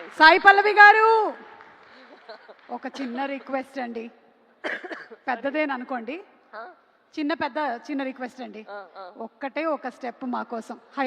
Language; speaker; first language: Telugu; native; Telugu